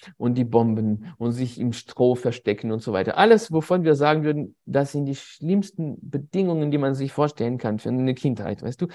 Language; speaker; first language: German; non-native, fluent; French